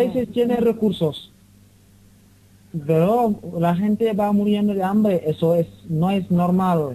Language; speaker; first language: Spanish; non-native, learner; Wolof